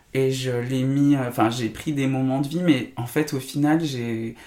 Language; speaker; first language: French; native; French